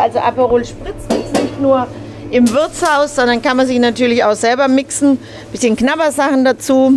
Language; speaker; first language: German; native; German